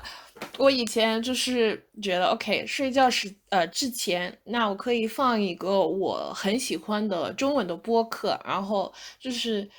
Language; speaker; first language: Chinese; non-native, fluent; English